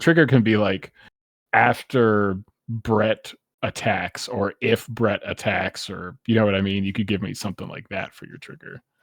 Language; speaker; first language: English; native; English